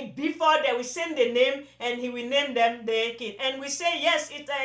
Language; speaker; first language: English; non-native, local second language; Yoruba